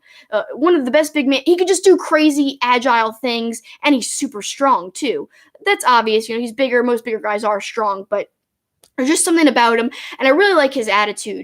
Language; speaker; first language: English; native; English